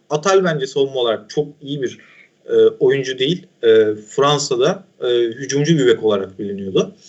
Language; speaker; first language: Turkish; native; Turkish